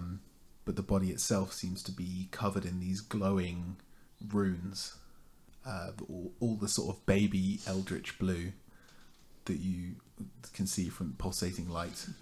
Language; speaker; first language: English; native; English